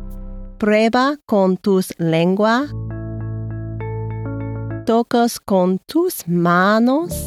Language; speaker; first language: Spanish; non-native, learner; English